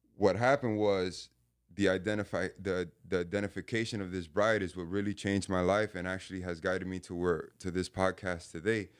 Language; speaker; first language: English; native; English